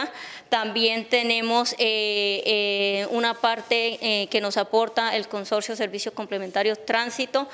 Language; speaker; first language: Spanish; native; Spanish